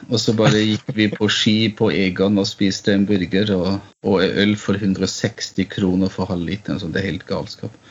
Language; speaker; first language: Norwegian; non-native, fluent; German